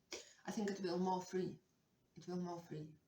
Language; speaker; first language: English; non-native, learner; Russian